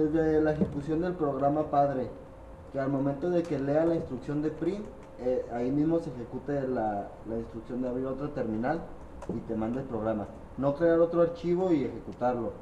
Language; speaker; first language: Spanish; native; Spanish